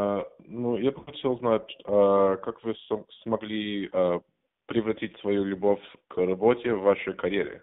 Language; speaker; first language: Russian; non-native, learner; English